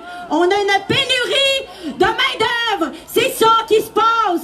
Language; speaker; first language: French; native; French